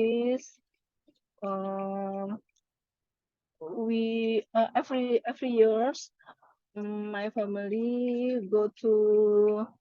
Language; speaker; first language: English; non-native, learner; Indonesian